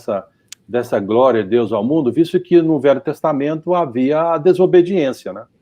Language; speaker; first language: Portuguese; native; Portuguese